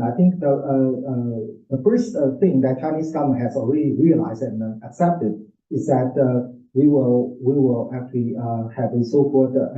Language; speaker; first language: English; non-native, fluent; Chinese